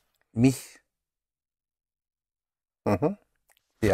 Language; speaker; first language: German; non-native, learner; English